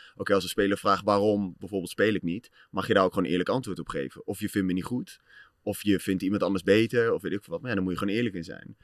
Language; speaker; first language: Dutch; native; Dutch